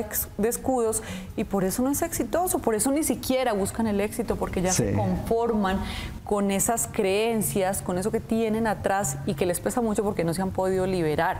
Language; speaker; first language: Spanish; native; Spanish